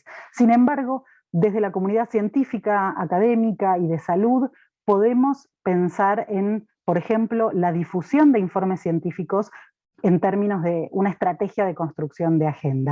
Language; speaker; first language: Spanish; native; Spanish